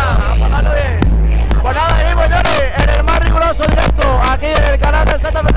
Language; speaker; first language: Spanish; native; Spanish